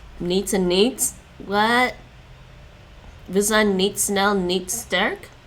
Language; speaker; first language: Dutch; non-native, learner; English